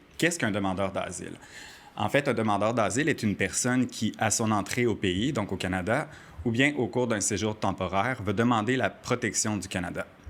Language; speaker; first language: French; native; French